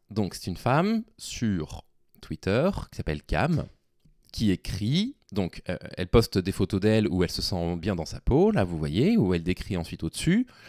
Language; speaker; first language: French; native; French